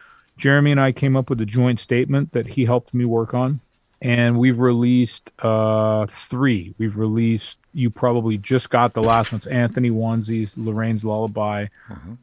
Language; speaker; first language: English; native; English